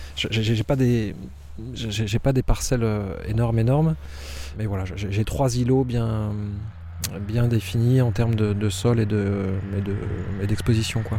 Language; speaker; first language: French; native; French